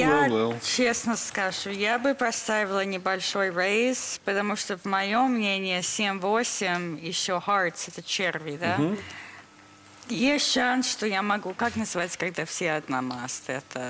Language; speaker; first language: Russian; early bilingual, heritage; English